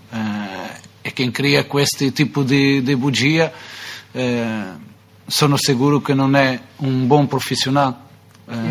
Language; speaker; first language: Italian; non-native, fluent; Portuguese